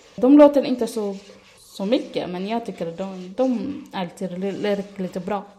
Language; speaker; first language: Swedish; non-native, fluent; Arabic